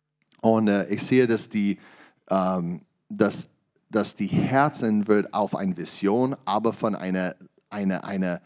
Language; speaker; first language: German; non-native, learner; English